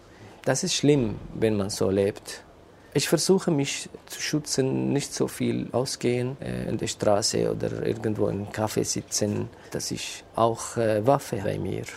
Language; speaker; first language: German; non-native, fluent; Kurdish